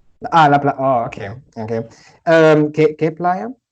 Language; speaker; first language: Spanish; non-native, learner; German